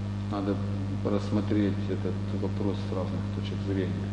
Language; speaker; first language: Russian; native; Russian